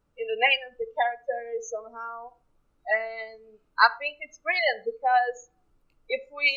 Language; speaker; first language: English; non-native, fluent; Portuguese